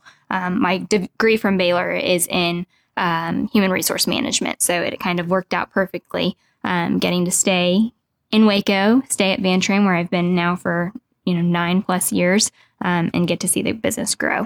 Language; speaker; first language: English; native; English